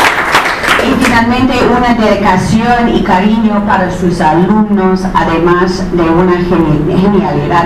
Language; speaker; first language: Spanish; non-native, fluent; English